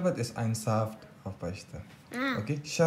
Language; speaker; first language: German; non-native, learner; Pashto